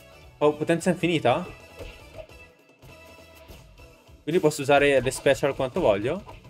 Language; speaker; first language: Italian; native; Italian